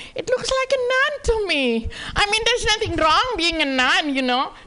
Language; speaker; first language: English; non-native, fluent; Indonesian